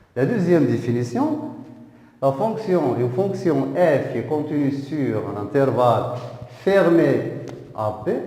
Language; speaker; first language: French; non-native, local second language; Arabic